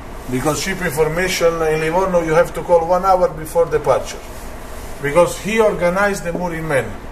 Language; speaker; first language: English; non-native, fluent; Italian